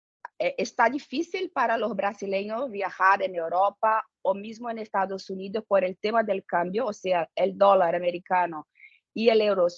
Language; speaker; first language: Spanish; non-native, fluent; Portuguese